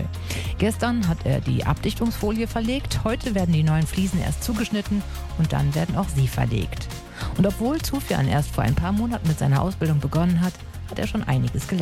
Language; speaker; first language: German; native; German